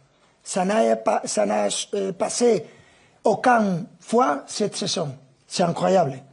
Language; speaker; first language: French; non-native, fluent; Spanish